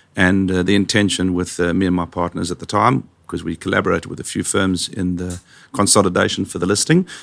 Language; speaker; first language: English; native; English